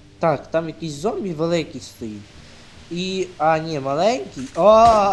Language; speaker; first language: Ukrainian; non-native, local second language; Russian